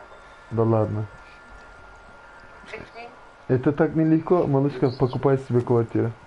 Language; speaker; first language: Russian; non-native, learner; Turkish